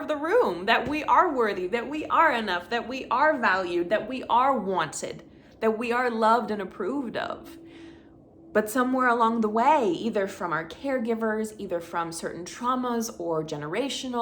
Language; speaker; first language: English; native; English